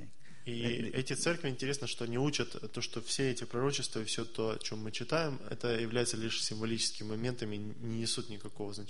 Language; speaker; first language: Russian; native; Russian